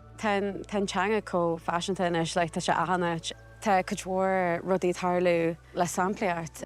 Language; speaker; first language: Irish; non-native, local second language; English